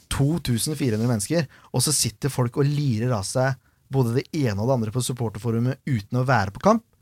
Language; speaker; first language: Norwegian; native; Norwegian